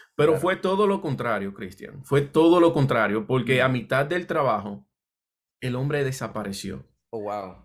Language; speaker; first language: Spanish; native; Spanish